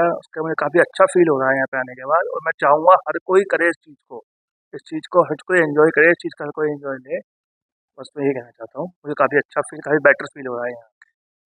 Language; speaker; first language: Hindi; native; Hindi